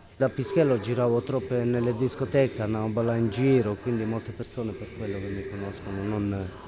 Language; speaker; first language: Italian; early bilingual, other home language; Albanian